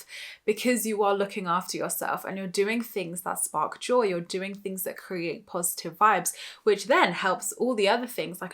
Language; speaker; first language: English; native; English